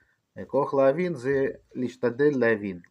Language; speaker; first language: Hebrew; non-native, fluent; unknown